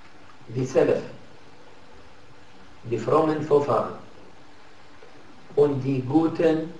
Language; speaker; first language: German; non-native, fluent; Arabic